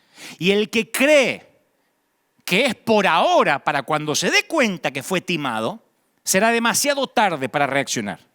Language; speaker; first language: Spanish; native; Spanish